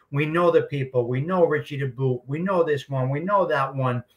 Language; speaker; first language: English; native; English